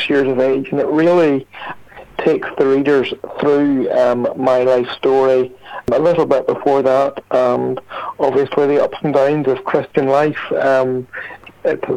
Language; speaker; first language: English; native; English